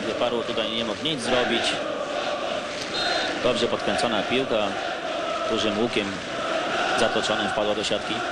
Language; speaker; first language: Polish; native; Polish